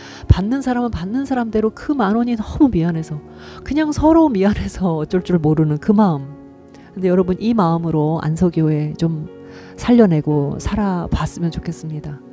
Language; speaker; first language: Korean; native; Korean